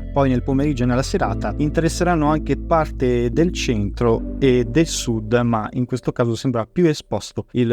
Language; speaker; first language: Italian; native; Italian